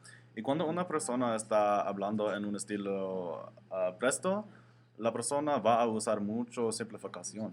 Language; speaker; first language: Spanish; non-native, learner; English